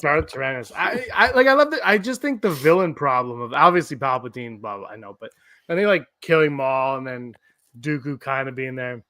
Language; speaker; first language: English; native; English